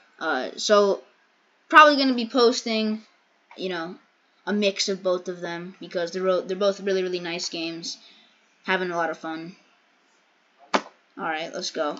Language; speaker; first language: English; native; English